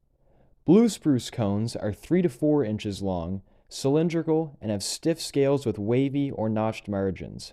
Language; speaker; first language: English; native; English